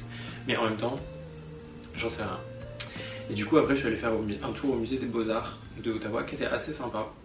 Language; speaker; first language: French; native; French